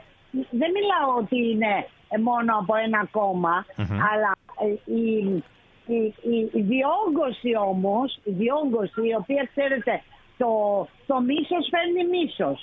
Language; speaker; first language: Greek; native; Greek